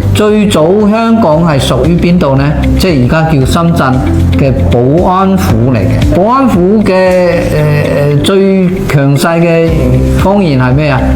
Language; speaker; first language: Cantonese; native; Cantonese